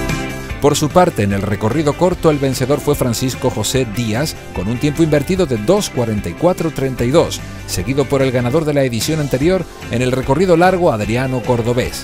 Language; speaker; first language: Spanish; native; Spanish